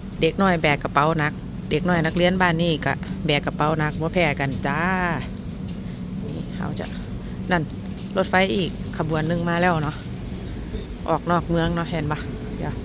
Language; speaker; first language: Thai; non-native, local second language; Northeastern Thai